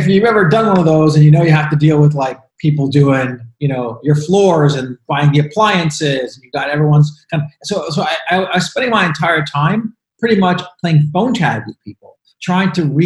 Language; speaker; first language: English; native; English